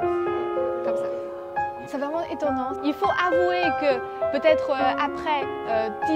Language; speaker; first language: French; non-native, learner; Chinese